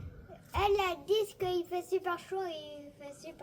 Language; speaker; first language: French; early bilingual, heritage; French